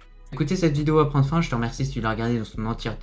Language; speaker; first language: French; native; French